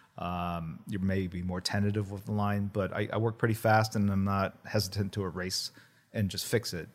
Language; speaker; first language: English; early bilingual, other home language; Korean